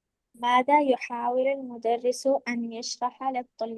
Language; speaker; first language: Arabic; non-native, learner; Urdu